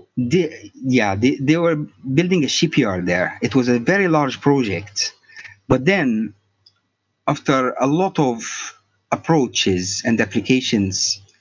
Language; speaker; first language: English; non-native, fluent; Arabic